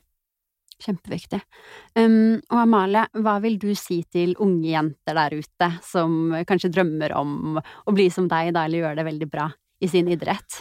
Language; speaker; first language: Norwegian; native; Norwegian